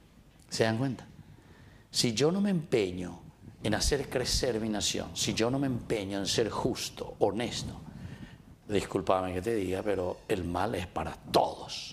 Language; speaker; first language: Spanish; native; Spanish